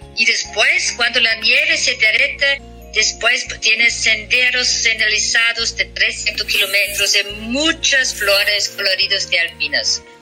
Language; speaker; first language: Spanish; non-native, fluent; German